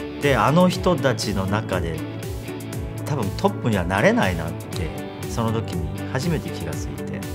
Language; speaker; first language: Japanese; non-native, fluent; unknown